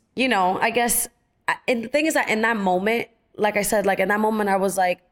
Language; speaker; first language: English; early bilingual, other home language; Spanish